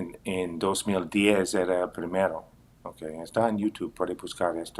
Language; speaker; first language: Spanish; non-native, fluent; English